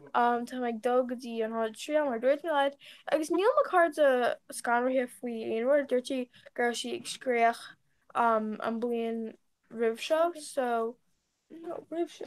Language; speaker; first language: Irish; non-native, learner; English